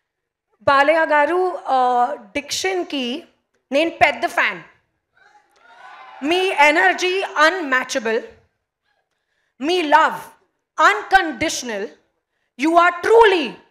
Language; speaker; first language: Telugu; non-native, local second language; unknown